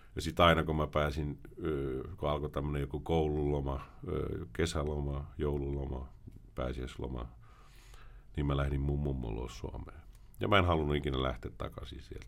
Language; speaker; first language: Finnish; early bilingual, heritage; Finnish